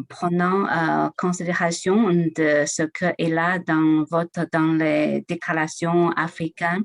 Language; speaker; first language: French; non-native, learner; Chinese